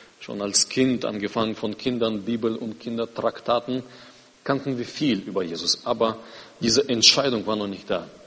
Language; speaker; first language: German; non-native, fluent; Russian